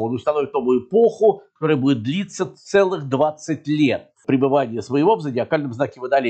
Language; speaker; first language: Russian; native; Russian